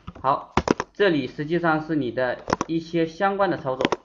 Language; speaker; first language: Chinese; native; Chinese